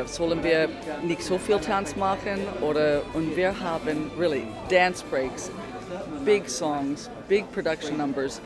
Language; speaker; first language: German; non-native, learner; English